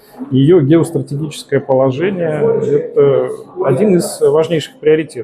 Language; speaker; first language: Russian; native; Russian